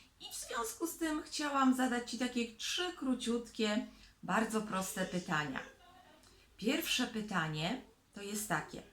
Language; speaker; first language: Polish; native; Polish